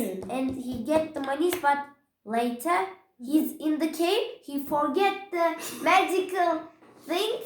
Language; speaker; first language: English; non-native, learner; Turkish